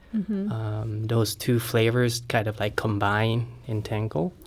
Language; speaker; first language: English; non-native, fluent; Thai